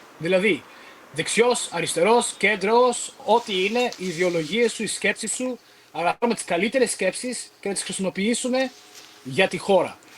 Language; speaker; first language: Greek; early bilingual, heritage; Greek